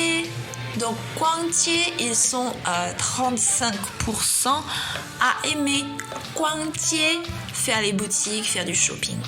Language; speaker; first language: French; non-native, fluent; Chinese